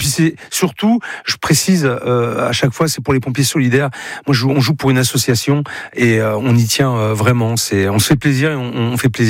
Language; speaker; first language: French; native; French